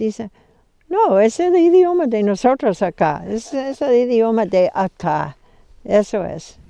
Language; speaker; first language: Spanish; non-native, fluent; English